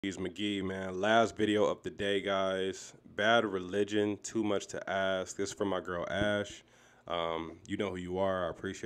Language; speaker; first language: English; native; English